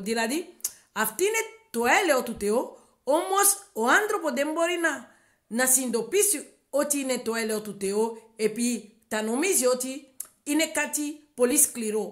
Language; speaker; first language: Greek; non-native, learner; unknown